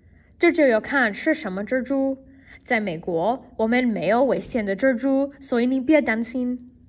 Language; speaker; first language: Chinese; non-native, learner; English